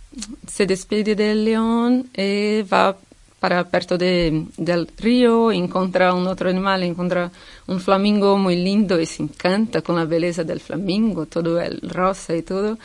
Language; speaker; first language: Spanish; non-native, fluent; Portuguese